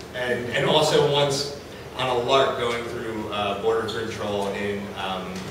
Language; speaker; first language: English; native; English